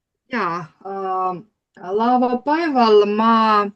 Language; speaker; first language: Estonian; non-native, learner; Russian